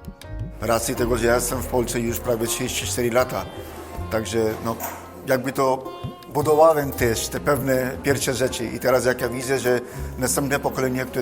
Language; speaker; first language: Polish; non-native, fluent; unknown